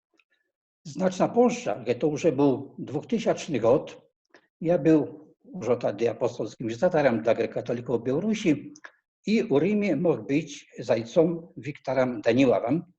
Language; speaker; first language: Polish; non-native, learner; Belarusian